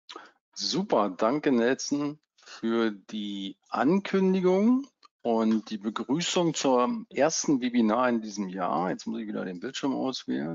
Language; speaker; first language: German; native; German